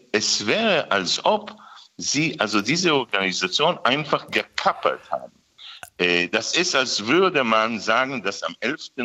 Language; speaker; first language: German; non-native, fluent; Hebrew